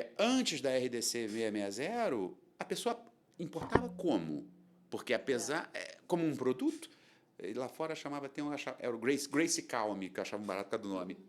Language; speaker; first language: Portuguese; native; Portuguese